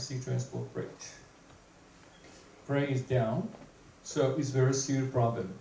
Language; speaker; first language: English; non-native, fluent; Chinese